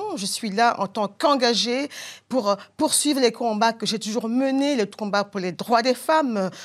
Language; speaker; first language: French; non-native, local second language; Bambara